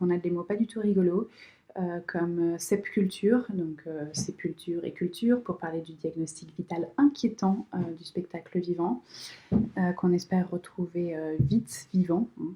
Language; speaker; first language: French; native; French